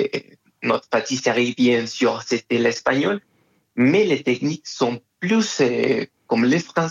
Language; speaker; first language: French; non-native, fluent; Spanish